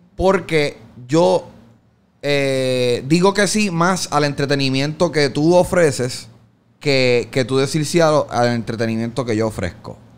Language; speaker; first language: Spanish; native; Spanish